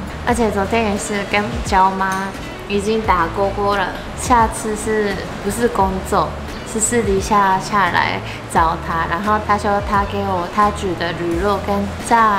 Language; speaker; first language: Chinese; non-native, fluent; Japanese